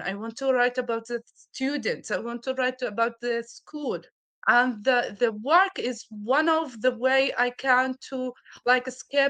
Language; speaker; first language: English; non-native, learner; Arabic